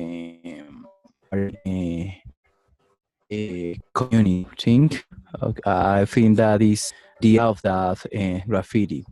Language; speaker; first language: English; non-native, learner; Spanish